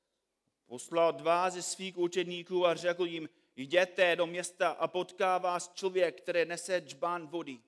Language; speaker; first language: Czech; non-native, fluent; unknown